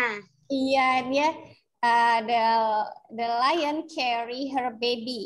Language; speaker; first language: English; non-native, fluent; Indonesian